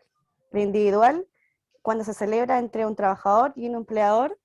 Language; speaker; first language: Spanish; native; Spanish